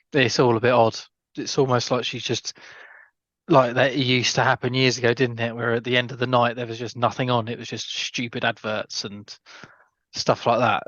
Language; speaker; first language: English; native; English